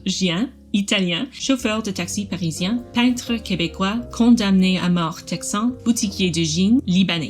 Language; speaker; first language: French; non-native, learner; English